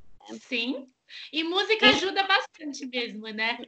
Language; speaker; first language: Portuguese; non-native, fluent; Chinese